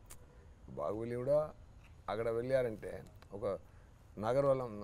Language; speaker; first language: Telugu; non-native, learner; Tamil